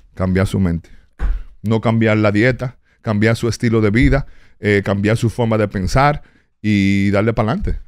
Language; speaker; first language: Spanish; early bilingual, heritage; Spanish